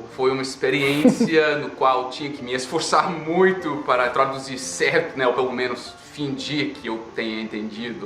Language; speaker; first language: Portuguese; non-native, fluent; English